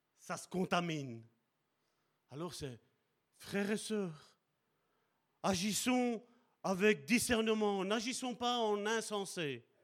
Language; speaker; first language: French; early bilingual, other home language; Italian